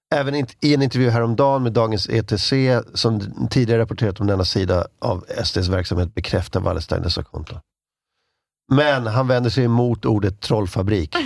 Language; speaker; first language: Swedish; native; Swedish